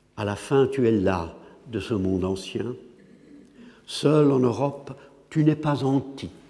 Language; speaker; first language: French; non-native, fluent; English